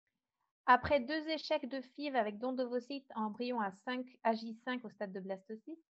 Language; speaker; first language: French; native; French